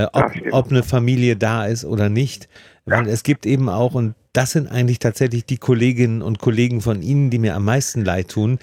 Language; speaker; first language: German; native; German